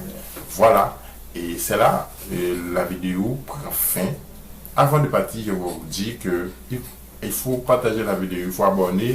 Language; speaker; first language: French; non-native, local second language; Haitian Creole